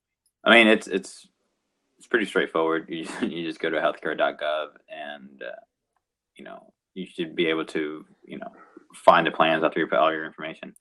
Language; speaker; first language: English; non-native, local second language; Spanish